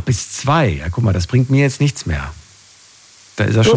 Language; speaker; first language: German; native; German